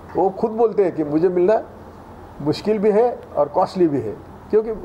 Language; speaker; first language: Hindi; non-native, local second language; Marathi